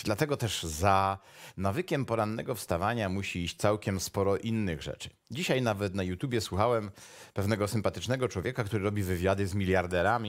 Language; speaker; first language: Polish; native; Polish